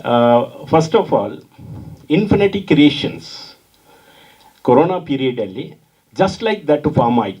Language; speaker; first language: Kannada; non-native, fluent; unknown